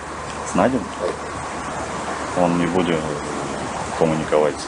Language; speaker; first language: Slovak; non-native, learner; Russian